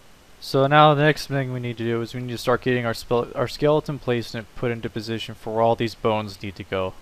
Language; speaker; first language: English; native; English